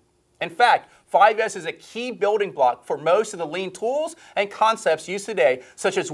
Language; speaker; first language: English; native; English